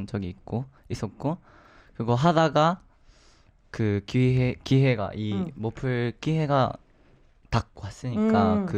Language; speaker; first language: Korean; non-native, fluent; Japanese